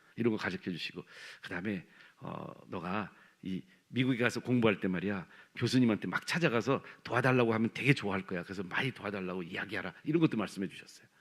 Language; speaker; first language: Korean; native; Korean